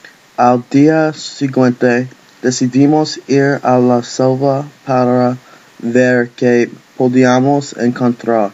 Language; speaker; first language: Spanish; non-native, learner; English